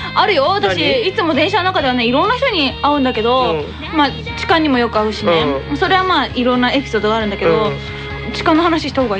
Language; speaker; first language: Japanese; native; Japanese